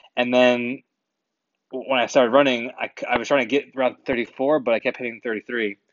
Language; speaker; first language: English; native; English